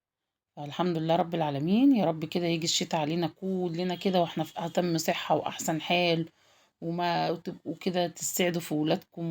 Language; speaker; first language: Arabic; native; Arabic